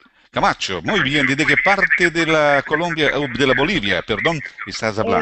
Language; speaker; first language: Spanish; non-native, learner; Portuguese